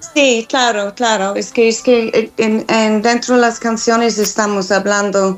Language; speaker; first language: Spanish; non-native, fluent; English